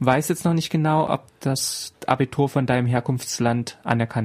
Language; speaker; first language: German; native; German